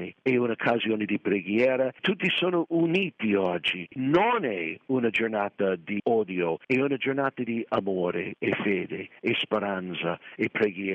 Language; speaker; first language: Italian; non-native, fluent; English